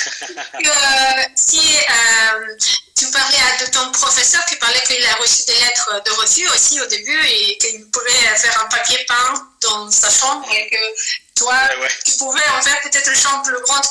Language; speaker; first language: French; non-native, fluent; Azerbaijani